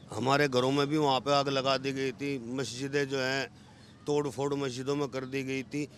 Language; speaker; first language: Hindi; native; Hindi